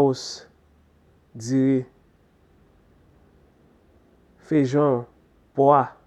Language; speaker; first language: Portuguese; non-native, fluent; Haitian Creole